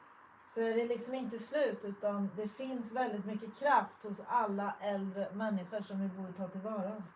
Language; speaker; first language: Swedish; native; Swedish